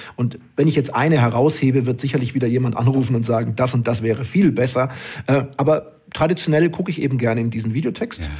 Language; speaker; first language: German; native; German